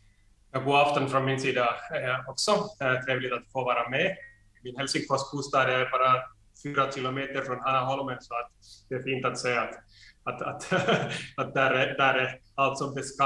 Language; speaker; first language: Swedish; non-native, fluent; Finnish